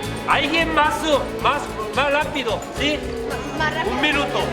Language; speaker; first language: Spanish; non-native, learner; Korean